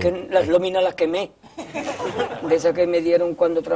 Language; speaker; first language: Spanish; native; Spanish